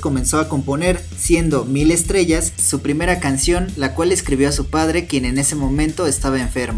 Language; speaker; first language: Spanish; native; Spanish